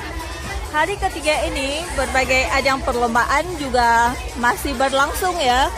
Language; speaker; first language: Indonesian; native; Indonesian